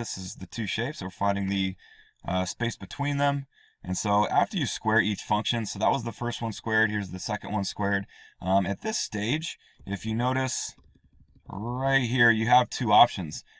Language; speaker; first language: English; native; English